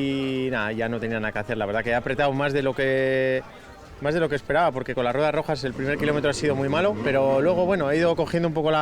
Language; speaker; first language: Spanish; native; Spanish